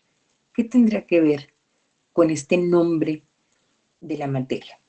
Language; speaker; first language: Spanish; native; Spanish